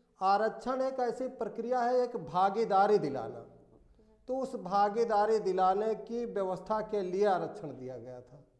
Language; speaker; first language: Hindi; native; Hindi